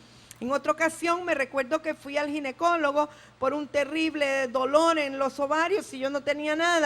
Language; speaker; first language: Spanish; native; Spanish